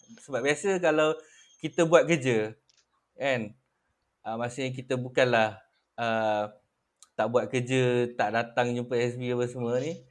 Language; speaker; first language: Malay; native; Malay